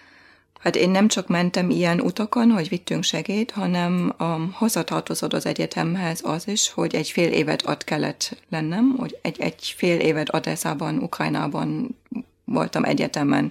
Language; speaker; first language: Hungarian; non-native, fluent; German